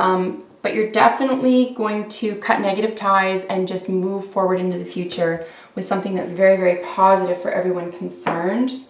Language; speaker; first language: English; native; English